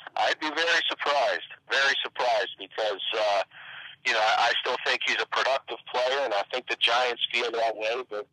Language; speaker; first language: English; native; English